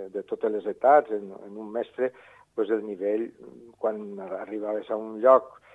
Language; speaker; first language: Catalan; native; Catalan